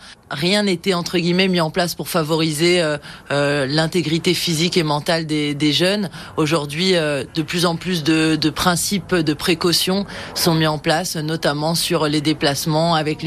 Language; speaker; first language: French; native; French